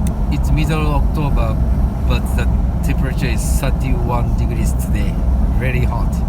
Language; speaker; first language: English; non-native, learner; Japanese